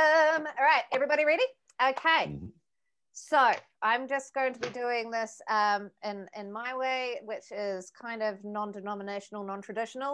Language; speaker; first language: English; native; English